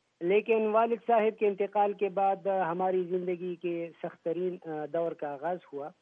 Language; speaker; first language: Urdu; non-native, local second language; Pashto